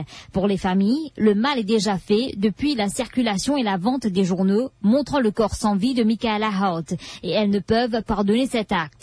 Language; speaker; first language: French; non-native, local second language; Morisyen